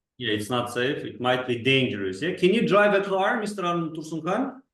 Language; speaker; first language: English; non-native, fluent; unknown